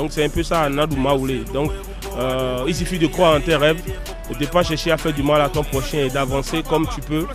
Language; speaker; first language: French; native; French